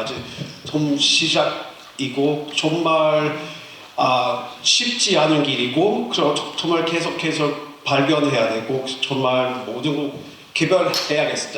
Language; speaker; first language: Korean; non-native, fluent; English